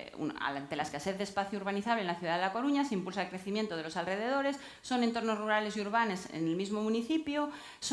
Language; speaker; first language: Spanish; native; Spanish